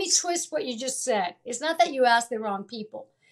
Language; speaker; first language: English; early bilingual, other home language; Italian